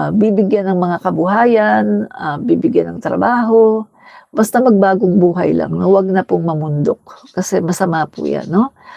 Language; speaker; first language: Filipino; native; Filipino